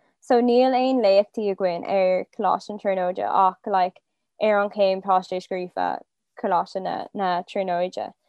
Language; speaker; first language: Irish; non-native, local second language; English